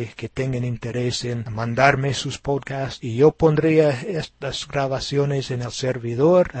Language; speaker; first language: Spanish; non-native, fluent; English